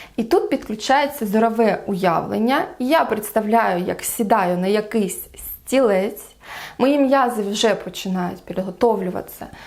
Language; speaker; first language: Ukrainian; non-native, local second language; Russian